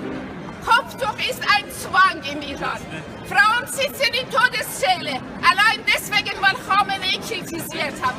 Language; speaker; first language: German; non-native, learner; Persian